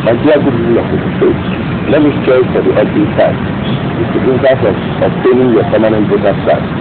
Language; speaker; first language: English; non-native, local second language; Yoruba